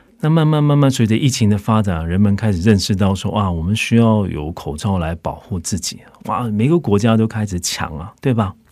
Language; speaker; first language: Chinese; native; Chinese